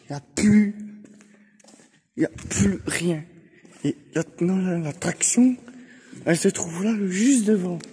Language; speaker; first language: French; native; French